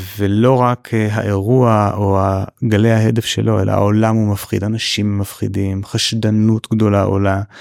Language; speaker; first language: Hebrew; native; Hebrew